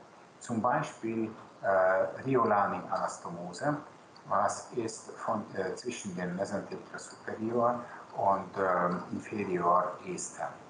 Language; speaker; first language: German; non-native, local second language; Hungarian